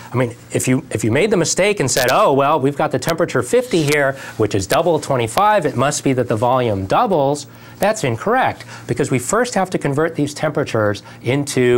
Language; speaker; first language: English; native; English